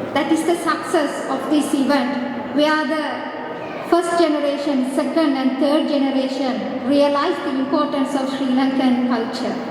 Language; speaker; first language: English; non-native, local second language; Tamil